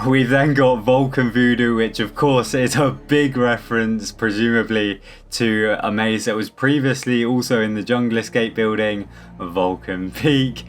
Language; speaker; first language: English; native; English